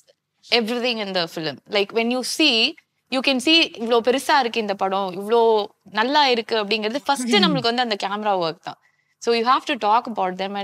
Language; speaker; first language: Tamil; native; Tamil